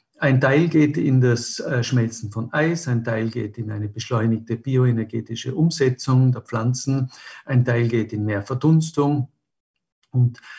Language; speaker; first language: German; native; German